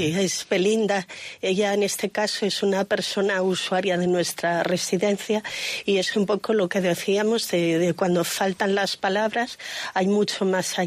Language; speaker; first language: Spanish; native; Spanish